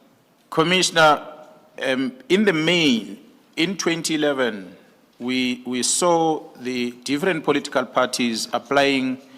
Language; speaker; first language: English; non-native, local second language; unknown